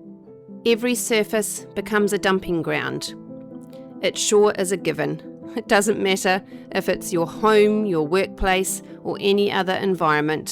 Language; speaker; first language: English; native; English